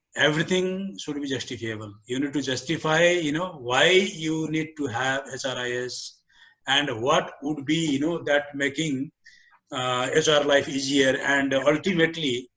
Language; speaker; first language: English; non-native, local second language; Nepali